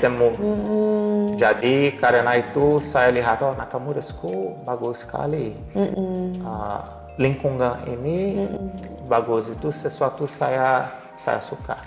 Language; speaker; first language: Indonesian; non-native, learner; Portuguese